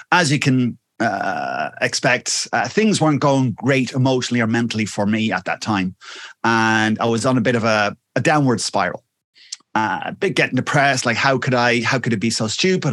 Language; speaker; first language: English; native; English